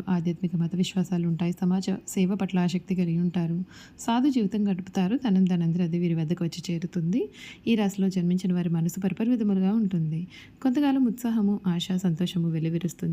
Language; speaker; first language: Telugu; native; Telugu